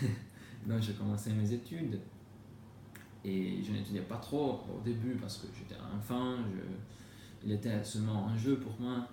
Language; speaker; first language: French; non-native, learner; Italian